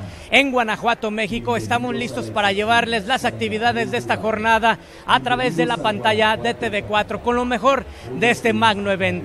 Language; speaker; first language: Spanish; native; Spanish